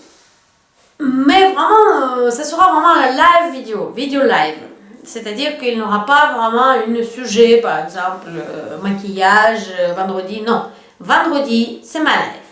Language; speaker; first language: French; non-native, fluent; Russian